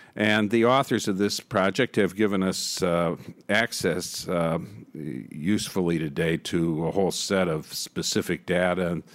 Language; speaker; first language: English; native; English